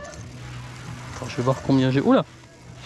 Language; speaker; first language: French; native; French